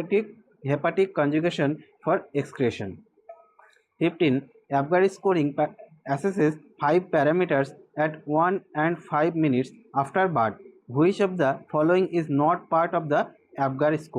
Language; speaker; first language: English; non-native, local second language; Bangla